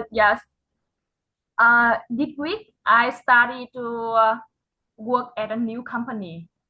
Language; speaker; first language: English; non-native, learner; Vietnamese